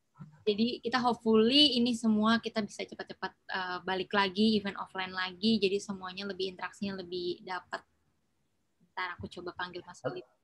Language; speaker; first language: Indonesian; native; Indonesian